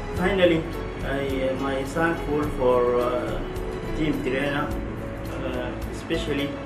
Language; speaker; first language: English; non-native, learner; Arabic